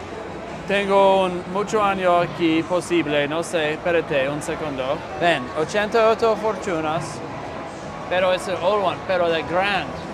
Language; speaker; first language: Spanish; non-native, learner; English